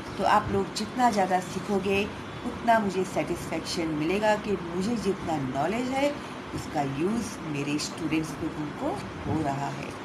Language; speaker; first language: Hindi; non-native, local second language; Marathi